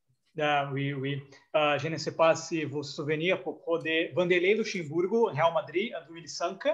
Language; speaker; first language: French; non-native, fluent; Portuguese